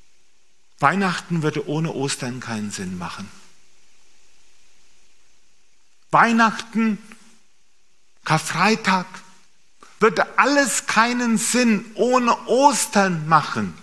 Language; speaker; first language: German; native; German